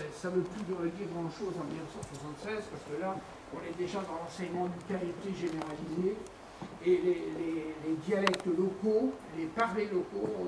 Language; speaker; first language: French; native; French